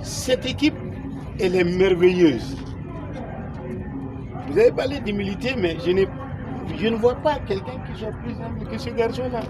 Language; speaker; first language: French; non-native, local second language; Bambara